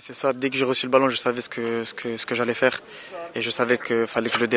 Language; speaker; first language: French; native; French